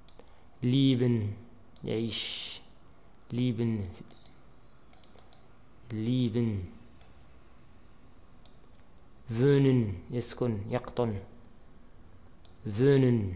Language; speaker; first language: German; non-native, learner; Arabic